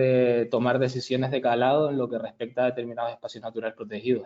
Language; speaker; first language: Spanish; native; Spanish